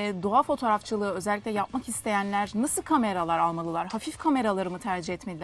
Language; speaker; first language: Turkish; native; Turkish